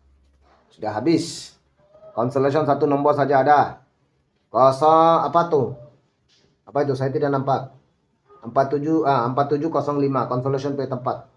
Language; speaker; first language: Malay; non-native, learner; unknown